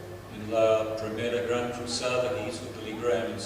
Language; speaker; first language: Spanish; non-native, fluent; English